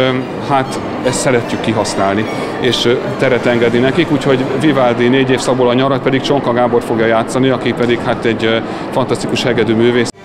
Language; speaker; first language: Hungarian; native; Hungarian